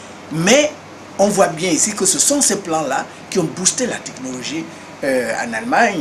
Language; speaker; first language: French; non-native, local second language; Duala